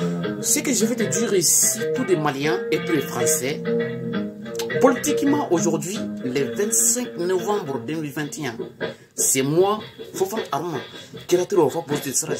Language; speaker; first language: French; non-native, learner; Bambara